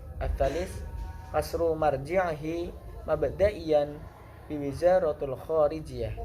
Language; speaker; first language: Arabic; non-native, learner; Indonesian